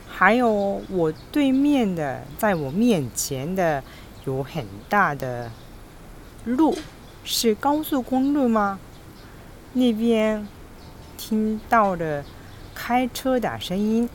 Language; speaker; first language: Chinese; non-native, fluent; Japanese